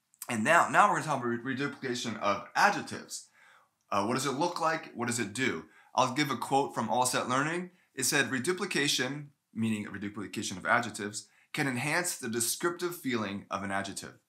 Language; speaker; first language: English; native; English